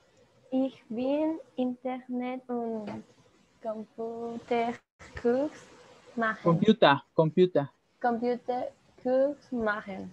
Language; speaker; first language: German; non-native, learner; Spanish